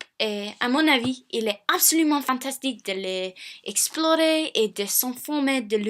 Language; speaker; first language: French; non-native, fluent; English